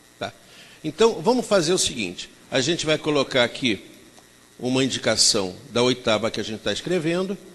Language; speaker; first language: Portuguese; native; Portuguese